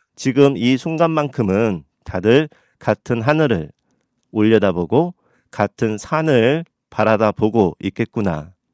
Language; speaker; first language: Korean; native; Korean